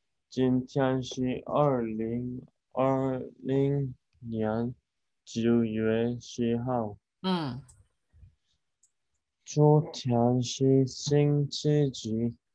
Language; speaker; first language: Chinese; non-native, learner; Korean